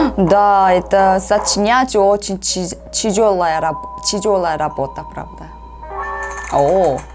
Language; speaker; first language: Russian; non-native, learner; Korean